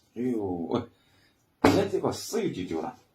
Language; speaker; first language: Chinese; native; Chinese